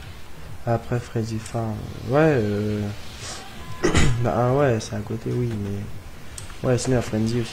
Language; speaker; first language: French; native; French